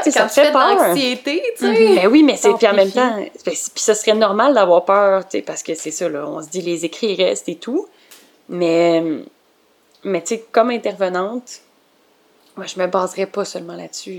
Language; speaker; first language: French; native; French